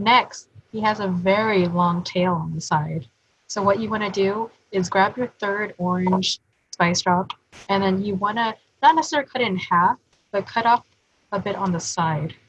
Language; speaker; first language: English; native; English